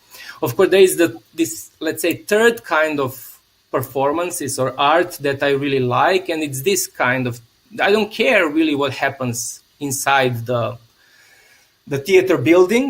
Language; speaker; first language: English; non-native, fluent; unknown